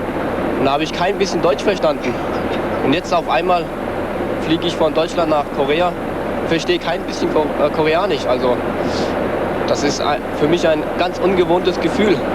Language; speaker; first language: German; early bilingual, other home language; Korean